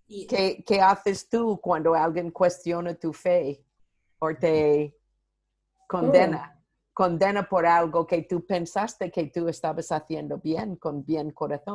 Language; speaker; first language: Spanish; non-native, fluent; English